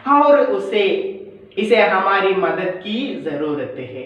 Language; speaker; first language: Hindi; non-native, local second language; Malayalam